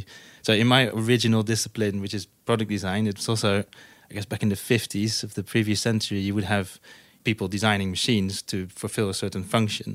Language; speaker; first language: English; non-native, fluent; Dutch